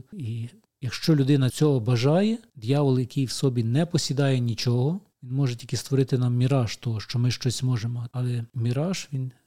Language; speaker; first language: Ukrainian; native; Ukrainian